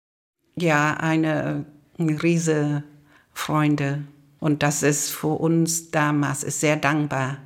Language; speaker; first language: German; non-native, learner; Vietnamese